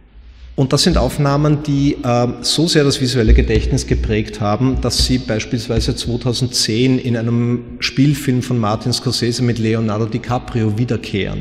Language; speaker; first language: German; native; German